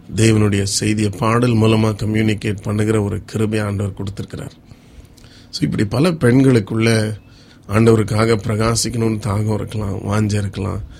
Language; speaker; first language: Tamil; native; Tamil